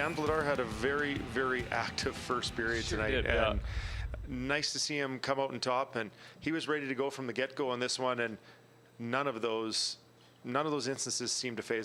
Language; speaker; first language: English; native; English